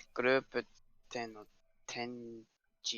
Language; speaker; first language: Japanese; non-native, learner; English